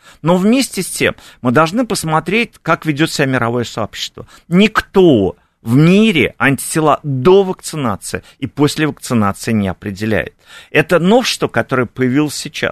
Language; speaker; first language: Russian; native; Russian